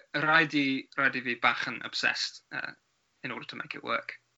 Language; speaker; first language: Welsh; non-native, learner; English